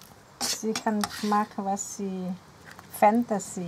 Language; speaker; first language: German; non-native, learner; Thai